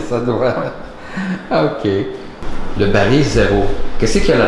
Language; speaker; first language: French; native; French